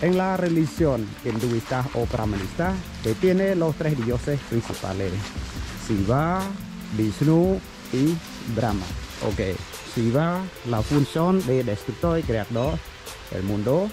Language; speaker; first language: Spanish; non-native, learner; Khmer